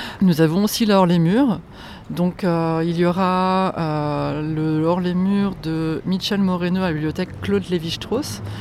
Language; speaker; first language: French; non-native, fluent; Polish